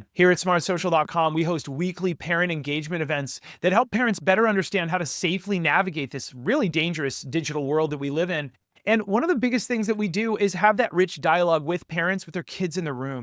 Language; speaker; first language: English; native; English